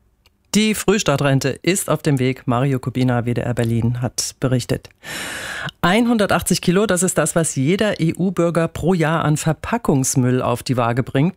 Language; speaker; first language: German; native; German